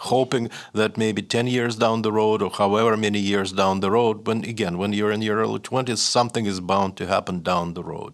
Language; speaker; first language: English; non-native, fluent; Russian